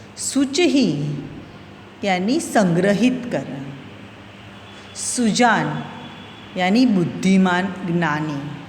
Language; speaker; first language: Hindi; non-native, local second language; Gujarati